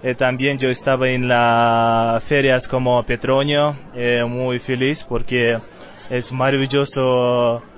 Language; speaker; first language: Spanish; non-native, learner; Uzbek